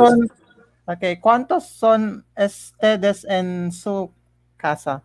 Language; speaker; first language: Spanish; non-native, learner; Filipino